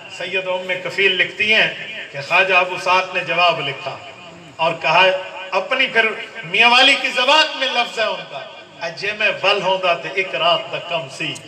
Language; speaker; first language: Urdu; non-native, local second language; Punjabi